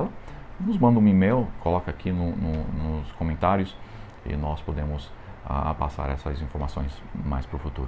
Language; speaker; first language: Portuguese; non-native, fluent; English